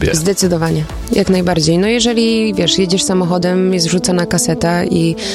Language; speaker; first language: Polish; early bilingual, heritage; Polish